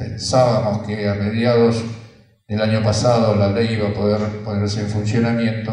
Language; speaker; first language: Spanish; native; Spanish